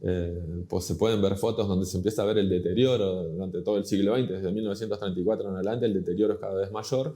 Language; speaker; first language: Spanish; native; Spanish